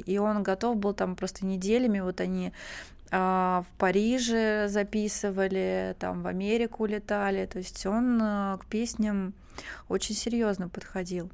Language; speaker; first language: Russian; native; Russian